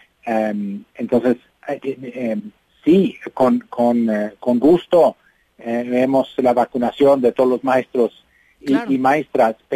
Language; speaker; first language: Spanish; non-native, fluent; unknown